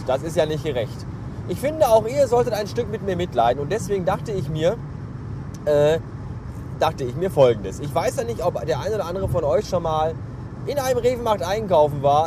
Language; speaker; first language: German; native; German